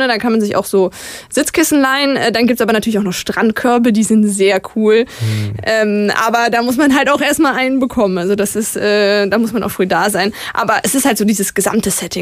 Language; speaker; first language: German; native; German